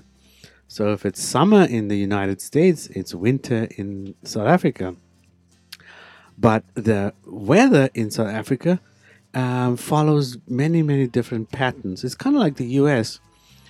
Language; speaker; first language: English; non-native, local second language; Afrikaans